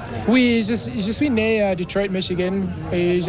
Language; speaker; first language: French; non-native, fluent; English